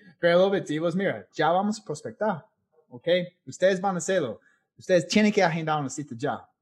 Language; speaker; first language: Spanish; non-native, fluent; English